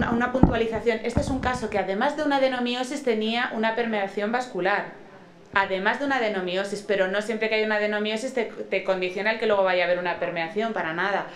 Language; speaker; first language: Spanish; native; Spanish